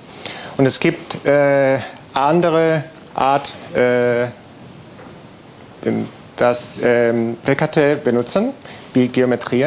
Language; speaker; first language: German; non-native, learner; Spanish